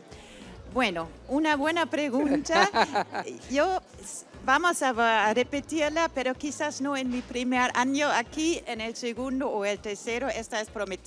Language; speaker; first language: Spanish; non-native, fluent; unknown